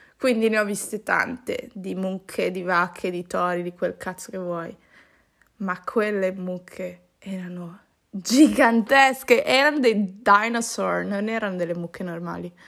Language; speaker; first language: Italian; native; Italian